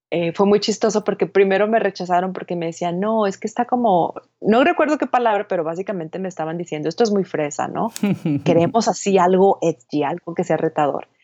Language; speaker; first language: Spanish; native; Spanish